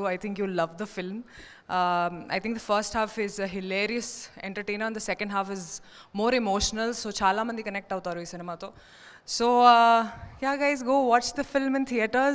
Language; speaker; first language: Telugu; non-native, learner; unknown